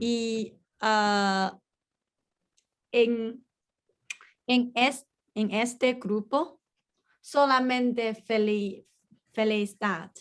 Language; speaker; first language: Spanish; non-native, learner; Chinese